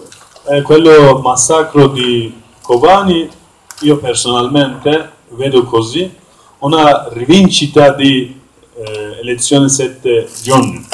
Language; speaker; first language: Italian; non-native, learner; Kurdish